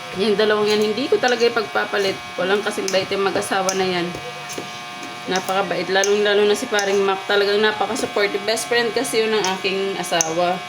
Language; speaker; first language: Filipino; native; Filipino